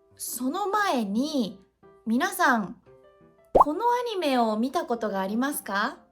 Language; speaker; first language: Japanese; native; Japanese